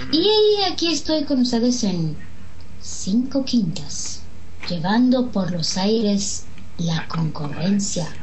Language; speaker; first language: Spanish; non-native, fluent; Romanian